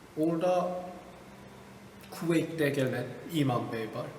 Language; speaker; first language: Turkish; non-native, learner; Korean